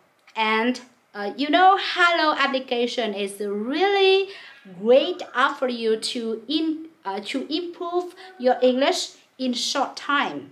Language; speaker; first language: English; non-native, local second language; Vietnamese